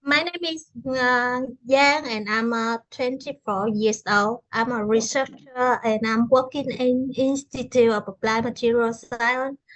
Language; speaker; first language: English; non-native, learner; Vietnamese